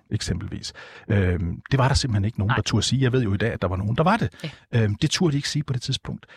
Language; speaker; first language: Danish; native; Danish